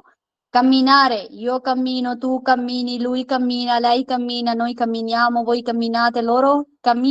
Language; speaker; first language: Italian; non-native, fluent; Urdu